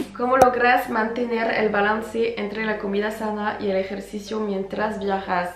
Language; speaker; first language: Spanish; non-native, fluent; French